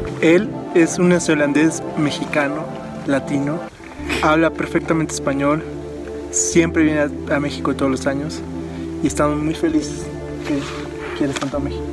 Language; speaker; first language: Spanish; native; Spanish